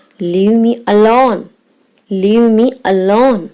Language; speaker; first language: English; non-native, local second language; Hindi